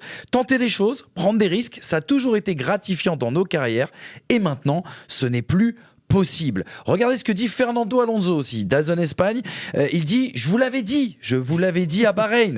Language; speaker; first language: French; native; French